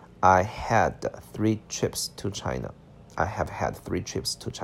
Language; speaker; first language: English; non-native, fluent; Chinese